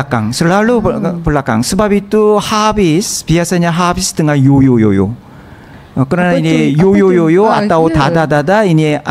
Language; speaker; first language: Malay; non-native, learner; Korean